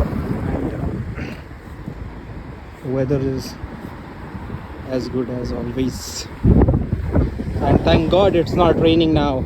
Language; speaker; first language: English; non-native, local second language; Hindi